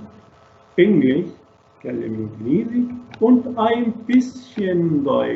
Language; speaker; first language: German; non-native, fluent; Arabic